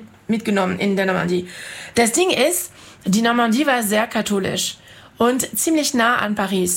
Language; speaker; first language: German; non-native, fluent; French